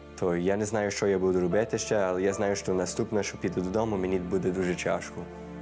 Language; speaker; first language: Ukrainian; early bilingual, heritage; Ukrainian